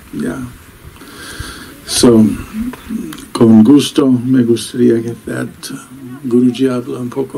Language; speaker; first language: Spanish; non-native, fluent; English